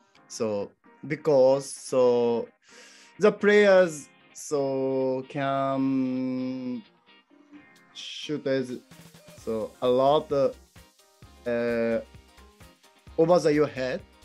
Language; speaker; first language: English; non-native, learner; Japanese